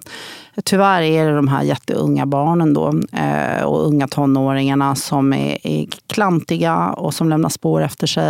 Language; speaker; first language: Swedish; native; Swedish